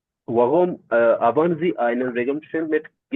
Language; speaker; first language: German; non-native, learner; Urdu